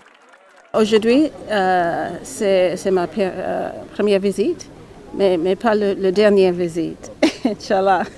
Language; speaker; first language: French; non-native, fluent; English